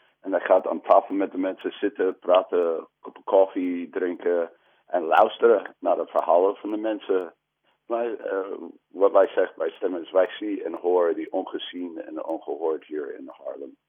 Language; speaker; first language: Dutch; non-native, fluent; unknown